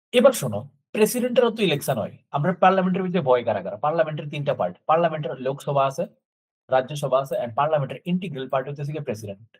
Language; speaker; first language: Bangla; native; Bangla